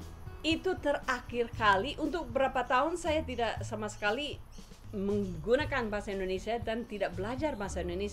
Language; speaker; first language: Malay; non-native, fluent; English